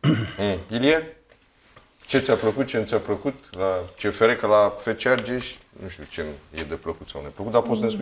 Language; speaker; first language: Romanian; native; Romanian